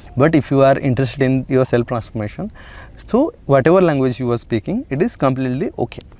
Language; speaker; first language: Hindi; non-native, local second language; Odia